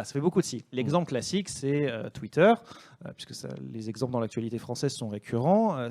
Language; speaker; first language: French; native; French